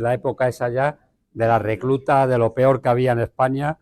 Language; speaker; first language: Spanish; native; Spanish